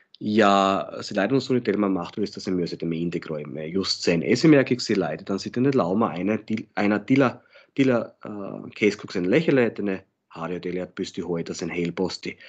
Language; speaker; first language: Finnish; non-native, fluent; German